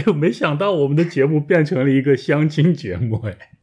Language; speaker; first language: Chinese; native; Chinese